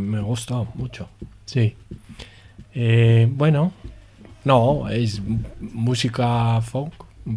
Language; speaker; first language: Spanish; non-native, learner; English